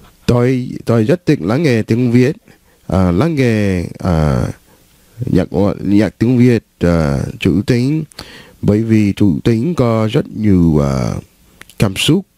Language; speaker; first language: Vietnamese; non-native, learner; English